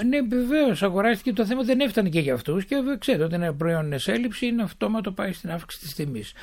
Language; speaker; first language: Greek; native; Greek